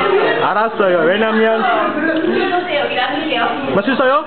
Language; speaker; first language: Korean; non-native, learner; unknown